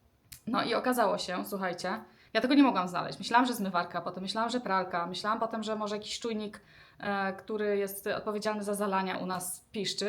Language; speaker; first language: Polish; native; Polish